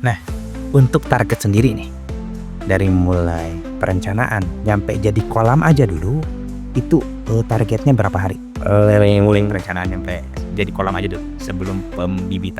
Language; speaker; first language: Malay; non-native, local second language; Sundanese